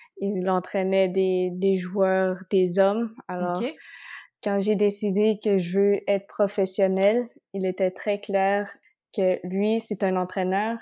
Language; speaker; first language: French; non-native, local second language; Spanish